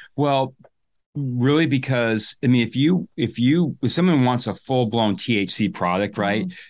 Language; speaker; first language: English; native; English